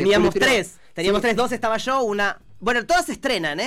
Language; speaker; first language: Spanish; native; Spanish